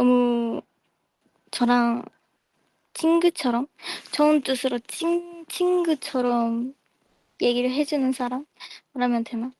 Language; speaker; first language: Korean; non-native, fluent; Japanese